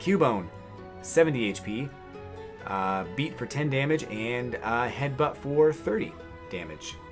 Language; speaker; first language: English; native; English